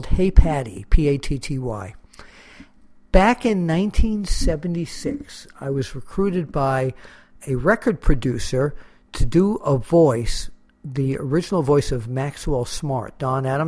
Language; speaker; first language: English; native; English